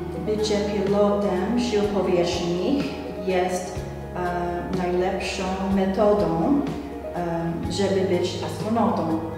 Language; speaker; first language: Polish; non-native, learner; English